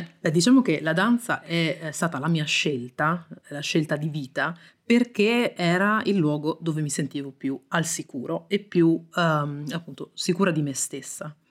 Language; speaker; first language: Italian; native; Italian